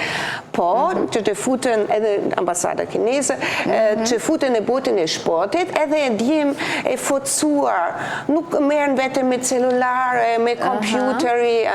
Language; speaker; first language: Albanian; non-native, fluent; German